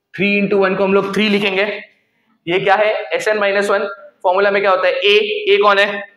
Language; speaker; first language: Hindi; native; Hindi